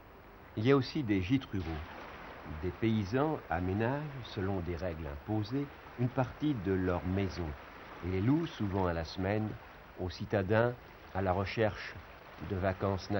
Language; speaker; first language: French; native; French